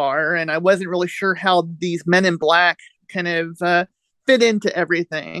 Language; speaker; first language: English; native; English